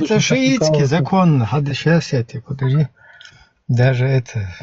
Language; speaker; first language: Russian; native; Russian